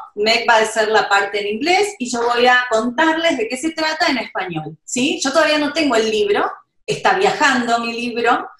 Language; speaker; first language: English; non-native, learner; Spanish